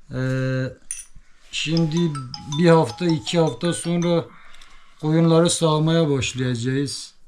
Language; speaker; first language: Turkish; native; Turkish